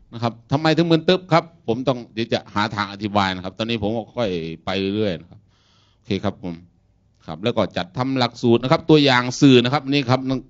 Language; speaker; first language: Thai; non-native, local second language; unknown